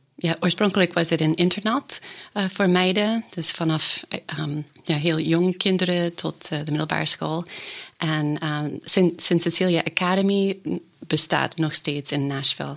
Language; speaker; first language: Dutch; non-native, fluent; English